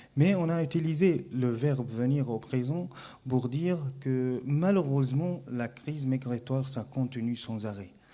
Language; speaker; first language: French; non-native, fluent; Arabic